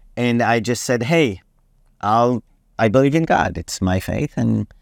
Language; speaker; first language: English; non-native, fluent; Hebrew